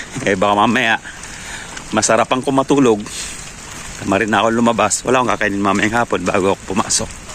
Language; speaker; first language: Filipino; native; Filipino